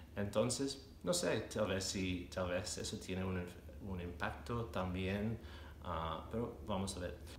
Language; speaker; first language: Spanish; non-native, fluent; English